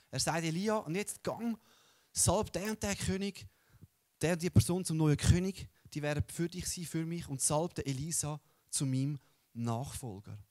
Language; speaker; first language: German; native; German